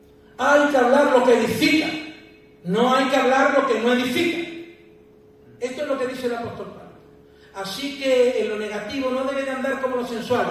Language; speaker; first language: Spanish; native; Spanish